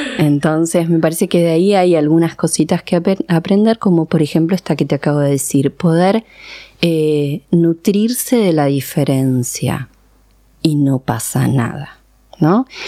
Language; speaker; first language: Spanish; early bilingual, other home language; Persian